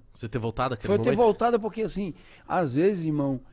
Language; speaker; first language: Portuguese; native; Portuguese